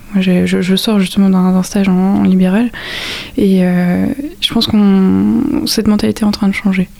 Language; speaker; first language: French; native; French